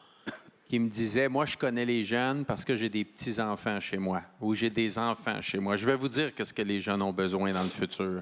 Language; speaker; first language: French; native; French